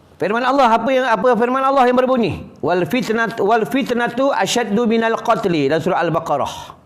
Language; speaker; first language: Malay; native; Malay